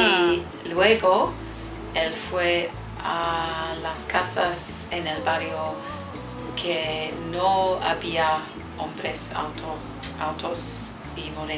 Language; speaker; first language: Spanish; non-native, learner; English